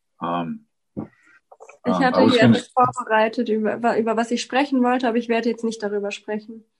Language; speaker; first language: German; non-native, fluent; English